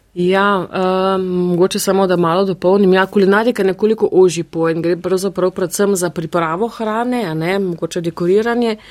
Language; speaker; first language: Slovenian; native; Slovenian